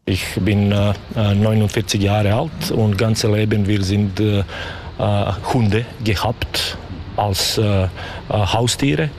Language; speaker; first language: German; non-native, learner; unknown